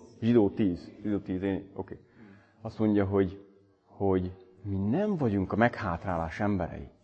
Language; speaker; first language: Hungarian; native; Hungarian